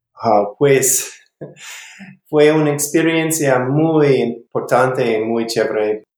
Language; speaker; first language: Spanish; non-native, learner; English